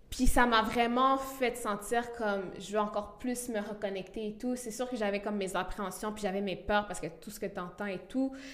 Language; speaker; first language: French; early bilingual, other home language; Rundi